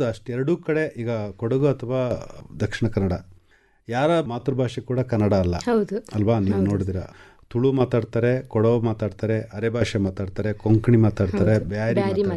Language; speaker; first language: Kannada; non-native, local second language; Malayalam